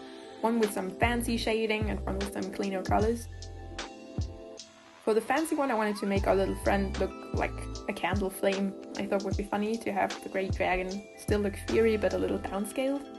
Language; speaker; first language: English; non-native, fluent; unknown